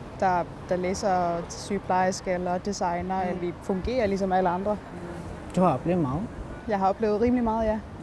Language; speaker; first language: Danish; non-native, local second language; Kalaallisut